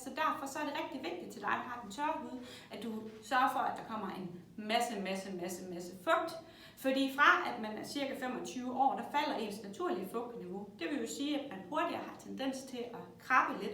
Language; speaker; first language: Danish; native; Danish